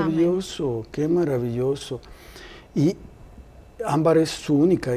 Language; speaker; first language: Spanish; native; Spanish